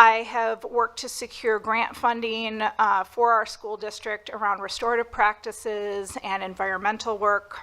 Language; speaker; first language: English; native; English